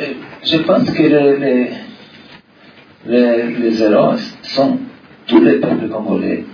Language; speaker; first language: French; non-native, learner; Portuguese